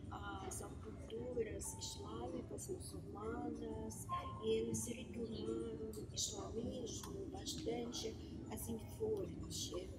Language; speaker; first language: Portuguese; non-native, fluent; Russian